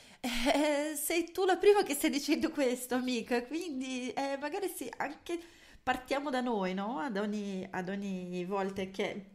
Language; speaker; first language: Italian; native; Italian